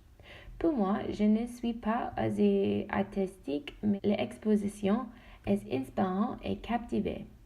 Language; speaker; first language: French; non-native, learner; Dutch